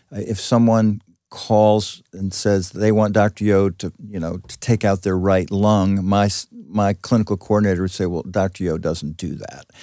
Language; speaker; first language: English; early bilingual, other home language; Greek